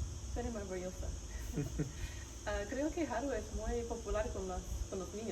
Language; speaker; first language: Spanish; non-native, learner; English